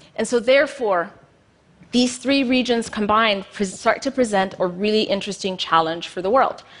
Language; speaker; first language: English; non-native, fluent; Amharic